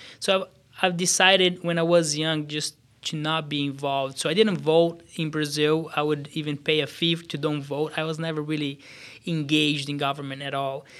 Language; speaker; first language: English; non-native, fluent; Portuguese